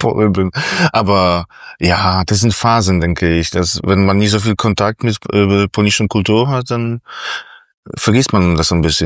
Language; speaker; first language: German; non-native, fluent; Polish